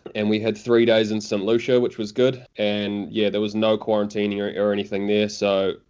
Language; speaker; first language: English; native; English